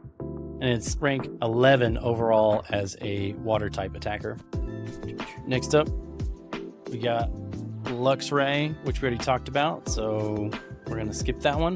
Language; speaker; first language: English; native; English